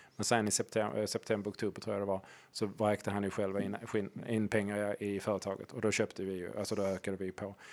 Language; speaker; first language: Swedish; native; Swedish